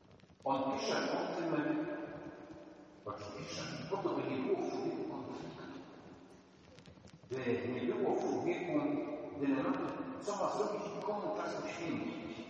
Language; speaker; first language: Polish; native; Polish